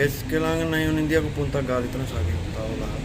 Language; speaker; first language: Filipino; non-native, learner; Punjabi